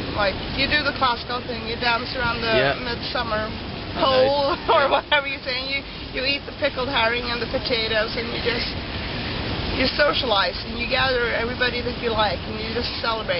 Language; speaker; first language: English; non-native, fluent; Swedish